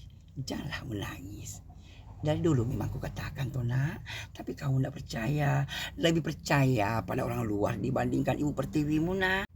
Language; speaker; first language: Indonesian; non-native, local second language; Buginese